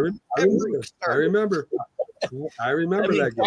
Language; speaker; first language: English; native; English